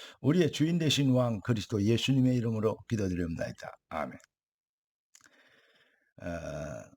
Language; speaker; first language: Korean; native; Korean